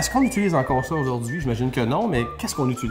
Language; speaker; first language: French; native; French